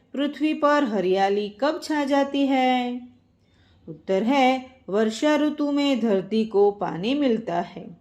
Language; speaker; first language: Hindi; non-native, local second language; Gujarati